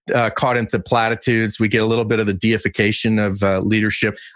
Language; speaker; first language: English; native; English